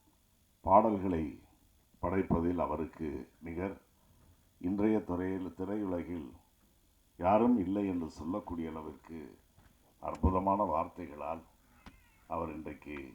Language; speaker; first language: Tamil; native; Tamil